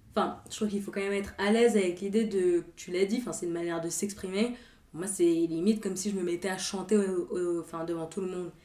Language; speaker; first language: French; native; French